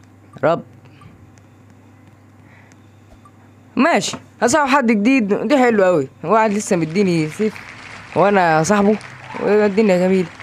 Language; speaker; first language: Arabic; native; Arabic